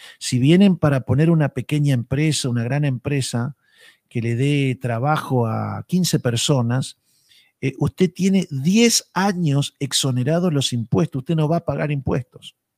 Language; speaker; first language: Spanish; native; Spanish